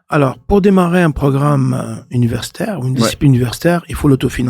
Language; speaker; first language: French; non-native, local second language; Arabic